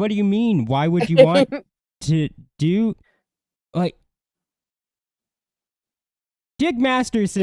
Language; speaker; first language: English; native; English